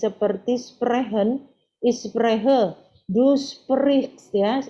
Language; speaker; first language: German; non-native, fluent; Indonesian